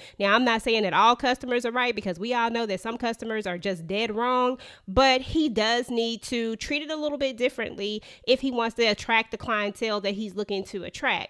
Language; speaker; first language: English; native; English